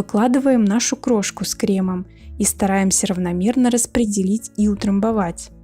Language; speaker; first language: Russian; native; Russian